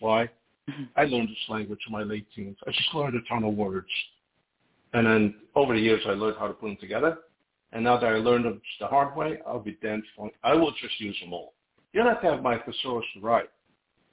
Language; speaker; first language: English; non-native, fluent; Hungarian